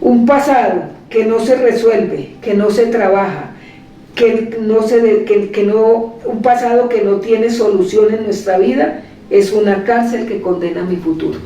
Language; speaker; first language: Spanish; native; Spanish